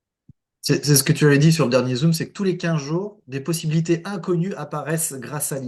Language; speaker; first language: French; native; French